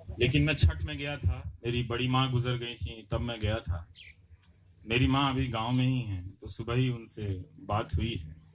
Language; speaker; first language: Hindi; non-native, local second language; Bhojpuri